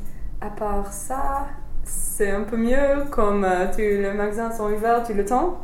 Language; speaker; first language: French; non-native, fluent; English